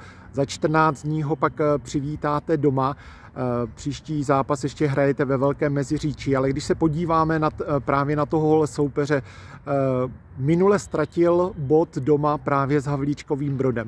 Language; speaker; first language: Czech; native; Czech